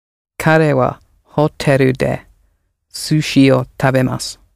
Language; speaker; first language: Japanese; non-native, learner; English